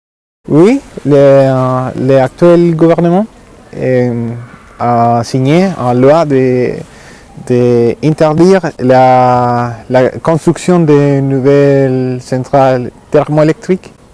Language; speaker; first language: French; non-native, learner; Spanish